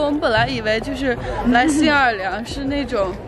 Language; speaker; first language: Chinese; native; Chinese